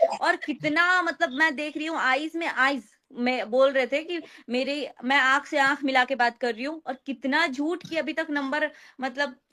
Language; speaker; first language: Hindi; native; Hindi